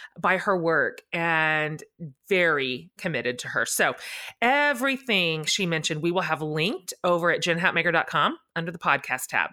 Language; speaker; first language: English; native; English